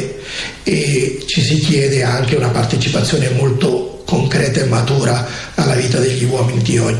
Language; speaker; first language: Italian; native; Italian